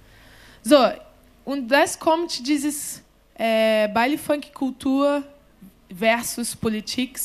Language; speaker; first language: German; non-native, learner; Portuguese